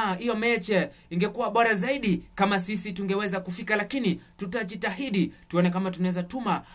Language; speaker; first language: Swahili; non-native, local second language; Gusii